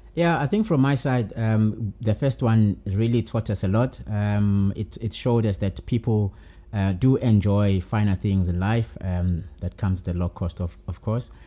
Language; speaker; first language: English; non-native, local second language; Zulu